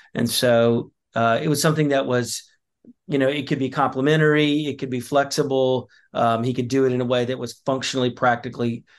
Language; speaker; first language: English; native; English